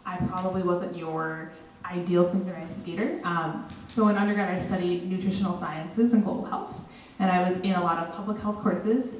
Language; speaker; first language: English; native; English